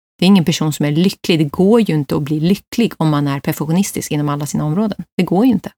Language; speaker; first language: Swedish; early bilingual, other home language; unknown